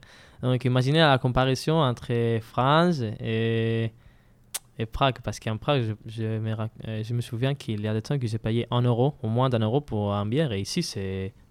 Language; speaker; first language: French; non-native, learner; Spanish